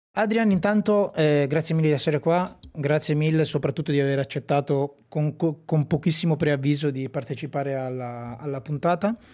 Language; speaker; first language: Italian; native; Italian